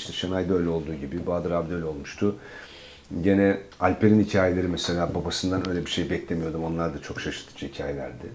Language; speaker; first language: Turkish; native; Turkish